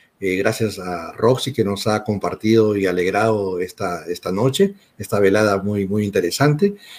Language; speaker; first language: Spanish; native; Spanish